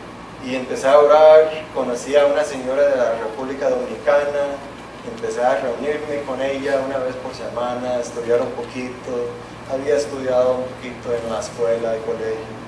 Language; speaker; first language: Spanish; non-native, fluent; English